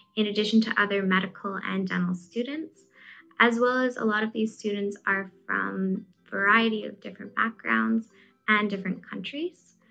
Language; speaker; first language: English; native; English